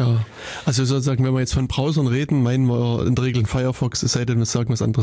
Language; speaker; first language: German; native; German